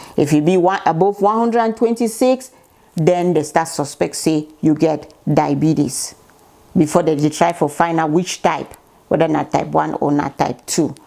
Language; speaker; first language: Nigerian Pidgin; native; Nigerian Pidgin